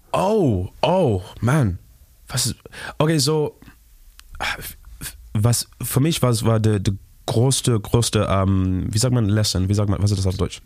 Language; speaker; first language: German; non-native, learner; Shona